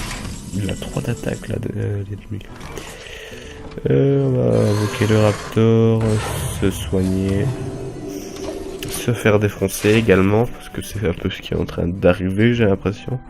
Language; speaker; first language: French; native; French